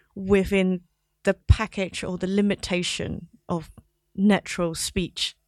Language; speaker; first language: English; non-native, local second language; Cantonese